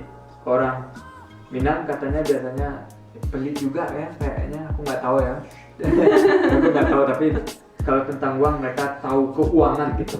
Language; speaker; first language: Indonesian; early bilingual, heritage; Indonesian